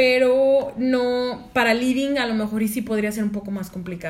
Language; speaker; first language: Spanish; native; Spanish